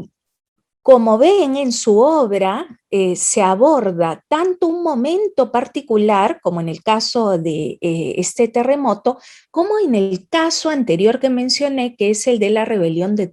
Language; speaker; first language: Spanish; native; Spanish